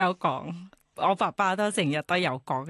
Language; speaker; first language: Cantonese; non-native, fluent; Thai